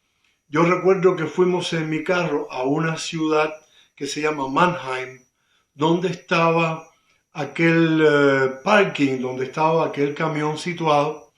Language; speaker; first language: Spanish; native; Spanish